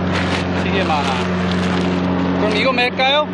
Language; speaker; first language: Korean; non-native, fluent; English